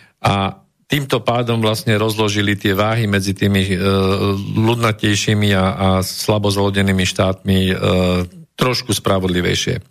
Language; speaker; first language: Slovak; native; Slovak